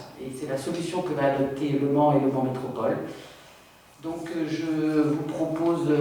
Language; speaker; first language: French; native; French